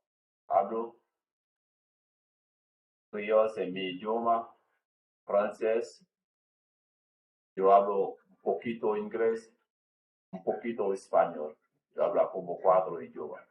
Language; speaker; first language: Spanish; non-native, learner; French